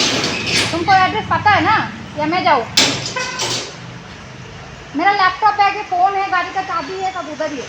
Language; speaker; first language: Hindi; non-native, local second language; Bangla